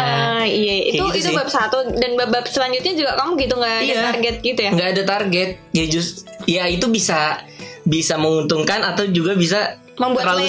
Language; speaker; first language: Indonesian; native; Indonesian